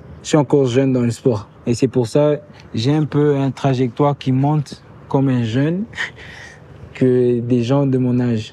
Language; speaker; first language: French; early bilingual, heritage; Lingala